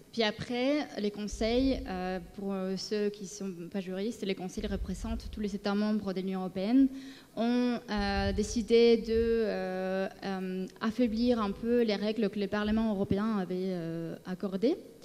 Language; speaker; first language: French; non-native, fluent; Spanish